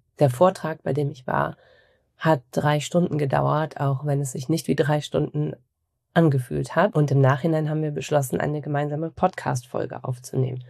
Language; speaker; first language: German; native; German